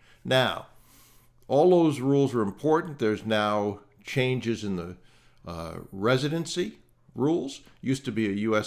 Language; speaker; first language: English; native; English